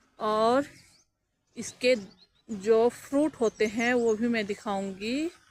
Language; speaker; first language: Hindi; non-native, local second language; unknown